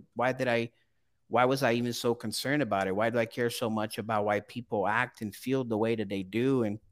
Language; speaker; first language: English; early bilingual, other home language; Portuguese